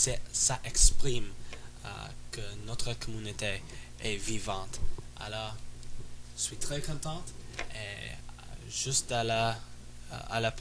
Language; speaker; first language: French; non-native, learner; English